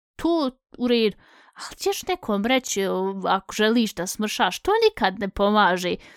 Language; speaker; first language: Bosnian; early bilingual, heritage; Bosnian